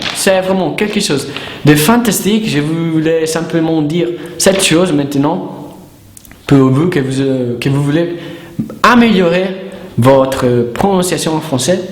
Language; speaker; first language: French; non-native, learner; Italian